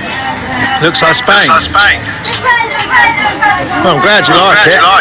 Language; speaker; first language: English; native; English